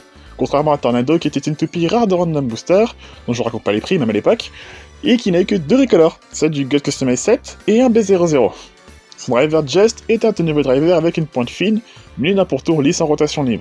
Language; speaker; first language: French; native; French